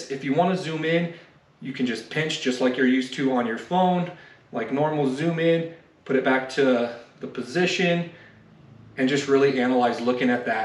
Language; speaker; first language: English; native; English